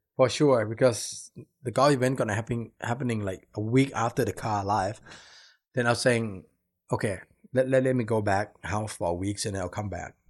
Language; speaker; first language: English; non-native, fluent; Thai